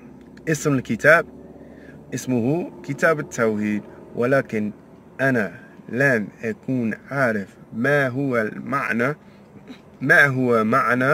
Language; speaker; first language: Arabic; non-native, learner; English